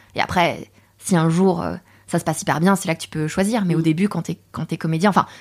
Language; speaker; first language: French; native; French